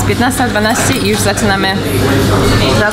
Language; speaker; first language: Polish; early bilingual, heritage; Polish